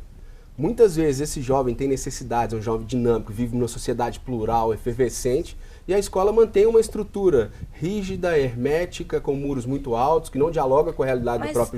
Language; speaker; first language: Portuguese; native; Portuguese